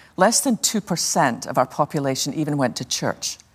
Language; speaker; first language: English; native; English